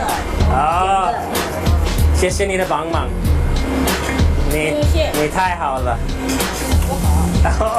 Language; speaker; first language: Chinese; non-native, fluent; English